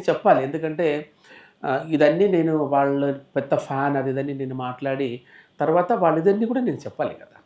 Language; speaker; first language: Telugu; non-native, local second language; Tamil